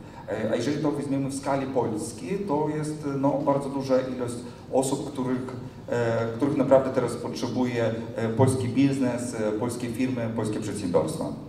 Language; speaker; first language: Polish; non-native, fluent; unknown